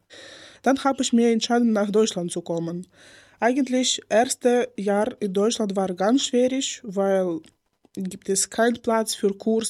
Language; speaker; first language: German; non-native, learner; Ukrainian